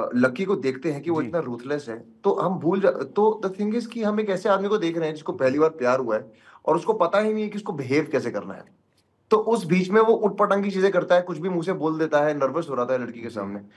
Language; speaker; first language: Hindi; native; Hindi